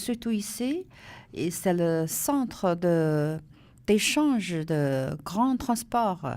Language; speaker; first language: French; non-native, learner; Chinese